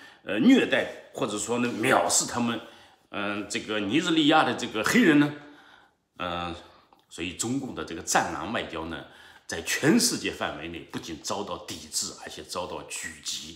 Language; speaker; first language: Chinese; native; Chinese